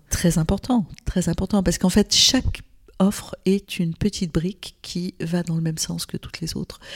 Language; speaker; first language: French; non-native, local second language; Arabic